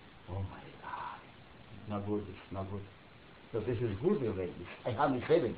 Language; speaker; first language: English; non-native, learner; Spanish